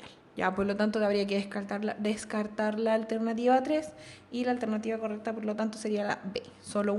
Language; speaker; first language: Spanish; native; Spanish